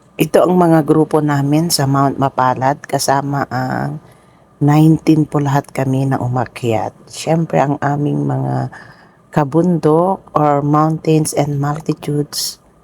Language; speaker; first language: Filipino; non-native, local second language; Iloko